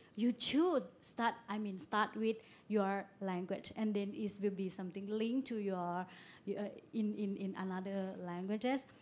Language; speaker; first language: English; non-native, learner; Thai